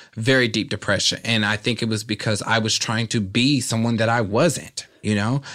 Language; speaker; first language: English; native; English